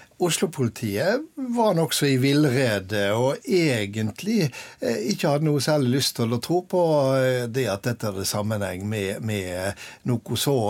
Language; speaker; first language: Norwegian; native; Norwegian